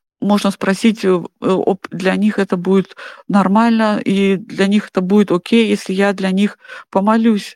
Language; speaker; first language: Russian; non-native, fluent; German